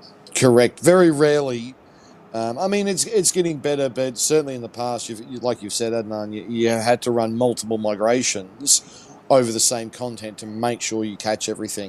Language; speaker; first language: English; native; English